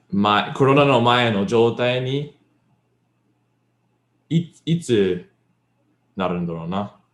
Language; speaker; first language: Japanese; non-native, learner; English